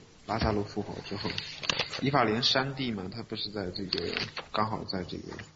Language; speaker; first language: Chinese; native; Chinese